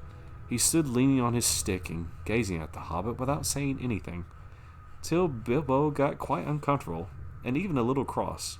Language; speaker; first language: English; native; English